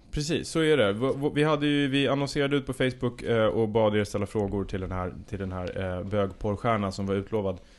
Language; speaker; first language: Swedish; native; Swedish